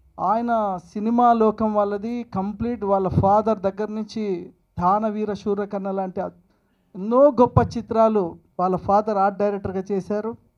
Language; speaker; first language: Telugu; native; Telugu